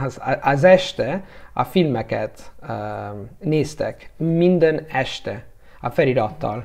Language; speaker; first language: Hungarian; non-native, learner; Italian